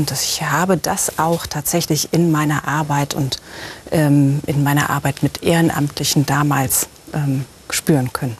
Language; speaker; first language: German; native; German